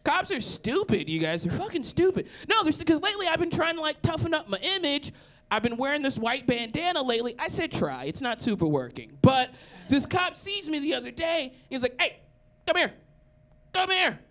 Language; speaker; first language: English; native; English